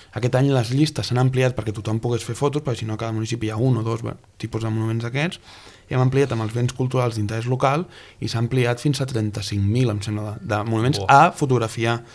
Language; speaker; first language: Catalan; native; Catalan